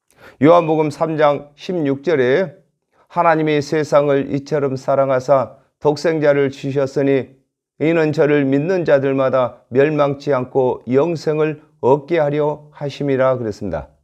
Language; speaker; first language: Korean; native; Korean